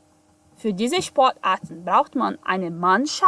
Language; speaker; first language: German; non-native, fluent; Portuguese